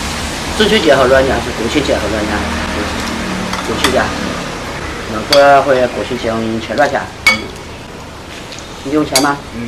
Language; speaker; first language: Chinese; native; Chinese